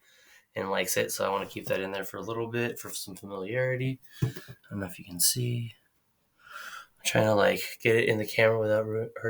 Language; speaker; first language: English; native; English